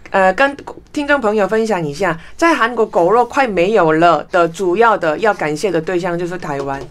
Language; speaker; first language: Chinese; non-native, fluent; Korean